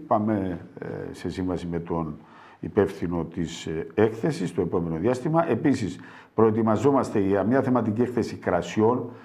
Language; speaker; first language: Greek; native; Greek